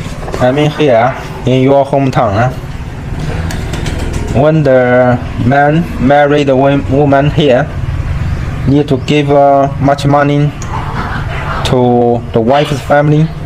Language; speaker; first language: English; non-native, learner; Chinese